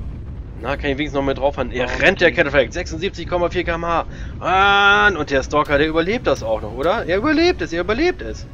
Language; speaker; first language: German; native; German